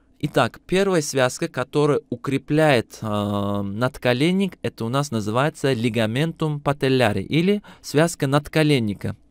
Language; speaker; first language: Russian; non-native, local second language; Uzbek